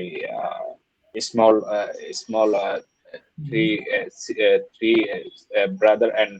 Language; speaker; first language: English; non-native, learner; Bangla